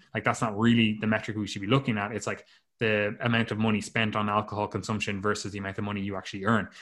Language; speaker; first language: English; native; English